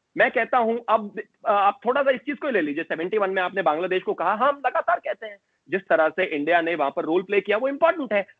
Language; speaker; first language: Hindi; native; Hindi